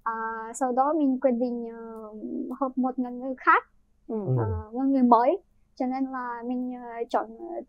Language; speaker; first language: Vietnamese; non-native, fluent; Ukrainian